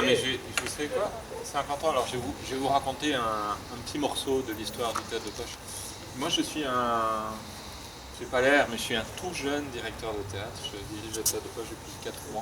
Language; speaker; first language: French; native; French